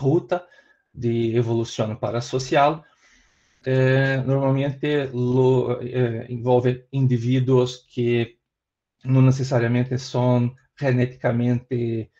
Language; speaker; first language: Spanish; non-native, learner; Portuguese